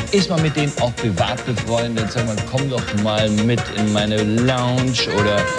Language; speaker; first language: German; native; German